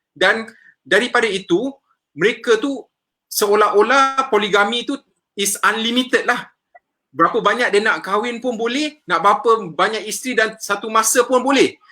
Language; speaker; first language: Malay; native; Malay